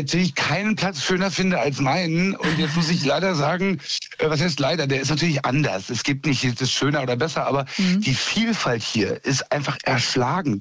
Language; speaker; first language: German; native; German